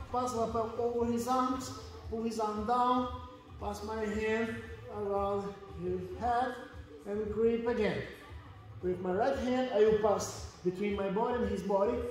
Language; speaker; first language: English; non-native, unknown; Portuguese